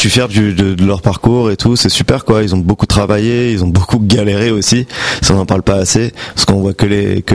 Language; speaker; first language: French; native; French